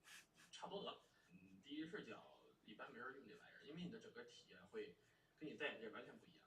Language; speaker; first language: Chinese; native; Chinese